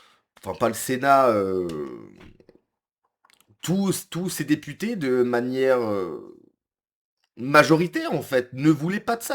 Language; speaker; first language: French; native; French